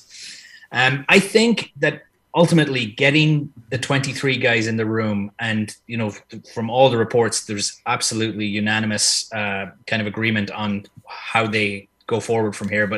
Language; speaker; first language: English; native; English